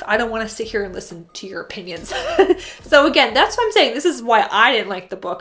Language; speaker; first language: English; native; English